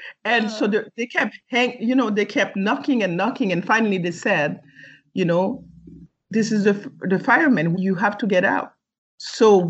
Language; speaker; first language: English; early bilingual, other home language; French